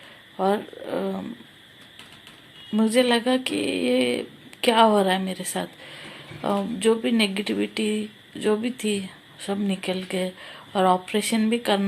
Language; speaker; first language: Hindi; native; Hindi